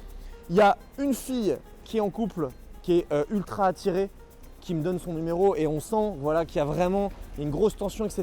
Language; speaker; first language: French; native; French